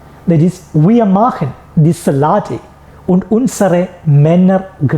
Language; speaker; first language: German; non-native, fluent; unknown